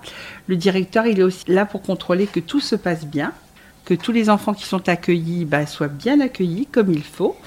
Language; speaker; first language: French; native; French